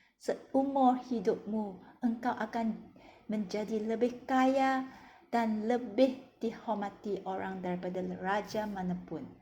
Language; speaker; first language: Malay; non-native, local second language; Chinese